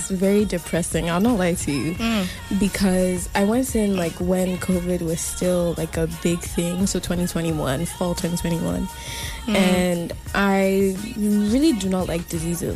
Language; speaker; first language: English; non-native, local second language; Akan